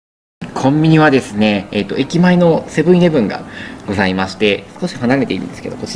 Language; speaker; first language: Japanese; native; Japanese